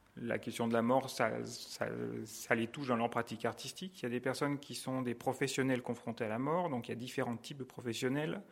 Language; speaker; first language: French; native; French